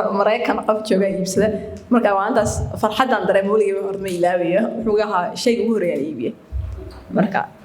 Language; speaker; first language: Somali; early bilingual, heritage; Somali